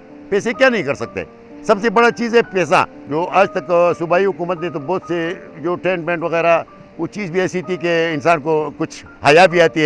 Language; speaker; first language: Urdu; non-native, local second language; Pashto